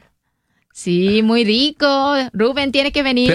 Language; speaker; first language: Spanish; non-native, learner; Korean